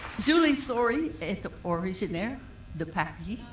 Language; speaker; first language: French; non-native, fluent; English